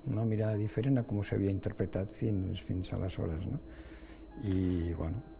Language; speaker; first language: Catalan; non-native, local second language; Spanish